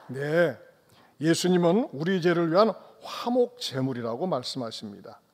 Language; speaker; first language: Korean; native; Korean